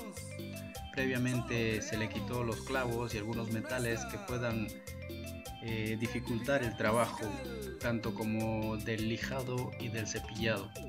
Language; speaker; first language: Spanish; native; Spanish